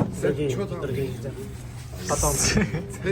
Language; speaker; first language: Russian; non-native, learner; Uzbek